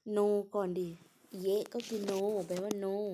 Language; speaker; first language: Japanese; non-native, learner; Thai